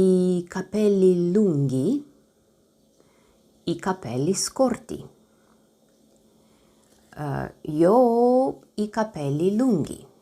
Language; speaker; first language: Italian; non-native, learner; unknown